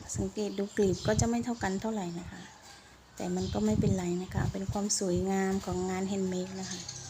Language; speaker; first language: Thai; native; Thai